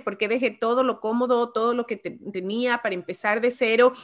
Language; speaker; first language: Spanish; native; Spanish